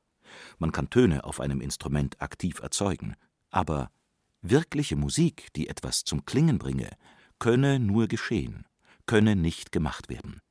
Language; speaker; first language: German; native; German